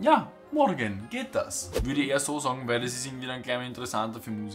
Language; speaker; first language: German; native; German